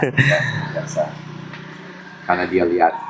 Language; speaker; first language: Indonesian; non-native, fluent; English